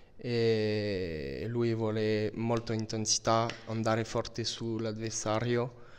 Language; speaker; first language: Italian; non-native, learner; French